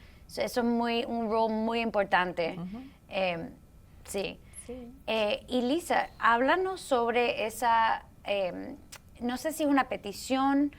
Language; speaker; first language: Spanish; early bilingual, heritage; Spanish